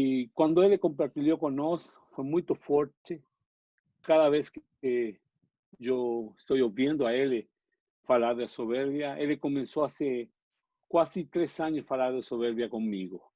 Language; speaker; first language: Portuguese; non-native, learner; Spanish